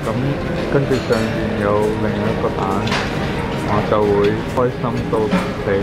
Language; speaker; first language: Cantonese; non-native, learner; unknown